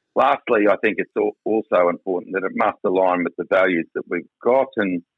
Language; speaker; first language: English; native; English